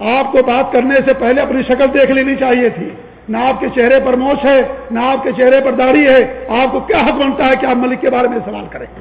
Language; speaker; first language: Urdu; native; Urdu